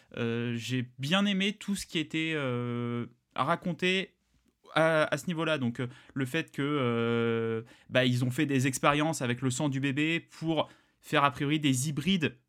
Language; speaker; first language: French; native; French